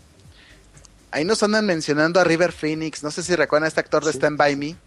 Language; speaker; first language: Spanish; native; Spanish